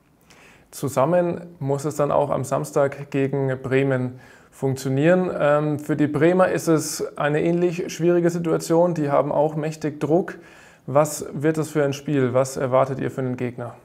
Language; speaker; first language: German; native; German